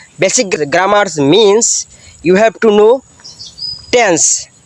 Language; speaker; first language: English; non-native, local second language; Bangla